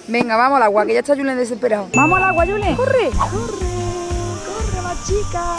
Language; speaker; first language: Spanish; native; Spanish